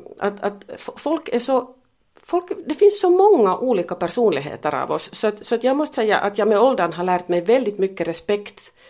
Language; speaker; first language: Swedish; non-native, local second language; Finnish